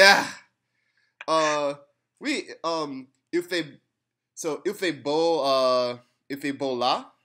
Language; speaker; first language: French; non-native, learner; English